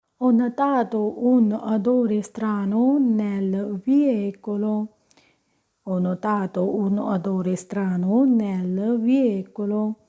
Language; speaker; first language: Italian; non-native, fluent; Punjabi